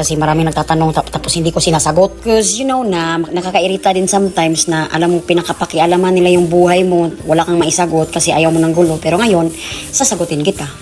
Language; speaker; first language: Filipino; non-native, local second language; Cebuano